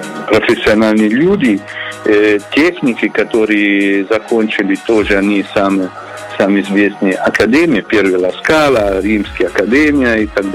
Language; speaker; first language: Russian; non-native, learner; Italian